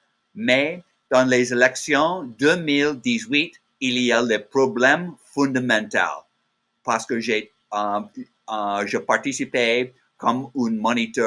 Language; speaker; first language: French; non-native, learner; English